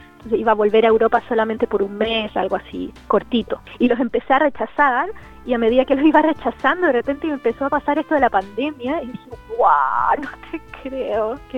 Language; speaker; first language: Spanish; native; Spanish